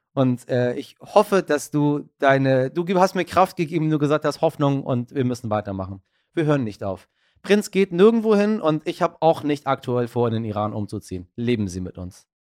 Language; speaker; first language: German; early bilingual, other home language; Persian